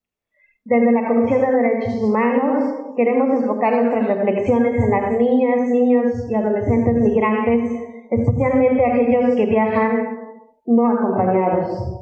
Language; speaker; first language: Spanish; native; Spanish